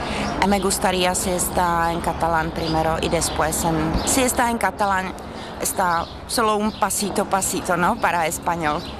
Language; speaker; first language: Spanish; non-native, fluent; Czech